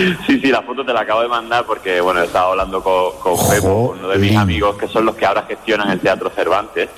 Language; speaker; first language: Spanish; native; Spanish